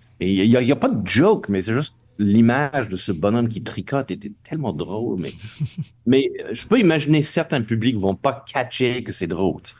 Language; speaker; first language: French; non-native, local second language; English